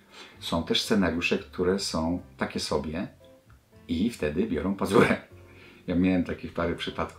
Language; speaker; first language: Polish; native; Polish